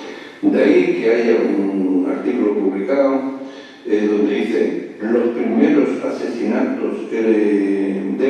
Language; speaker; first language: Spanish; native; Spanish